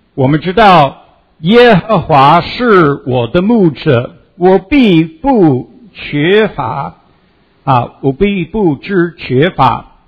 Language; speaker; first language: Chinese; early bilingual, heritage; Chinese